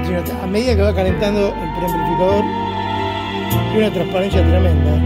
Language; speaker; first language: Spanish; native; Spanish